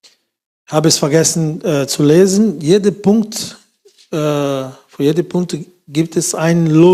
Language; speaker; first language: German; non-native, fluent; Portuguese